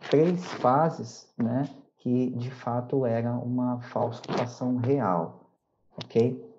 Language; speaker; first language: Portuguese; native; Portuguese